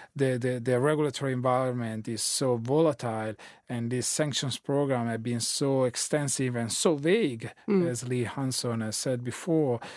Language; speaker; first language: English; non-native, fluent; Italian